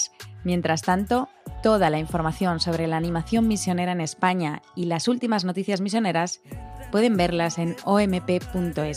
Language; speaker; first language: Spanish; native; Spanish